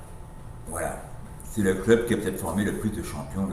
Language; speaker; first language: French; native; French